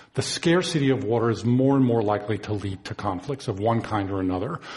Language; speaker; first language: English; native; English